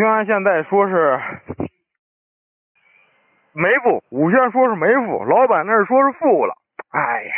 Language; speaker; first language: Chinese; native; Chinese